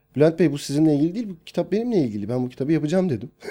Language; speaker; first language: Turkish; non-native, local second language; Kurdish